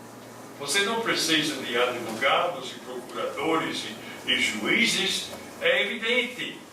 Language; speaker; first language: Portuguese; non-native, fluent; English